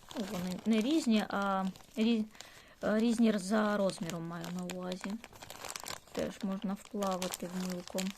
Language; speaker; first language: Ukrainian; non-native, local second language; Russian